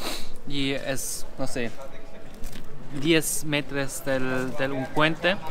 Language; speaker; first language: Spanish; non-native, learner; German